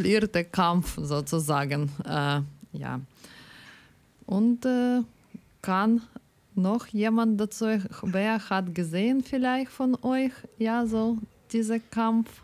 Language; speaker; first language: German; non-native, learner; Ukrainian